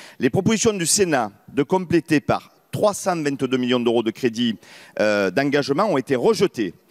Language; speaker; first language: French; native; French